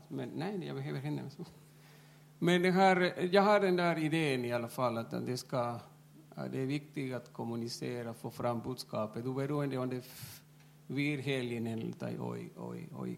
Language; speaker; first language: Swedish; non-native, fluent; Spanish